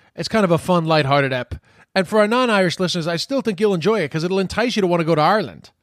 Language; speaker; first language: English; native; English